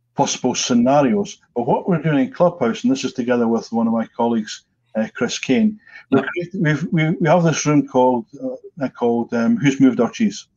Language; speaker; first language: English; native; English